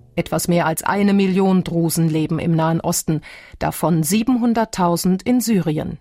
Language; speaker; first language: German; native; German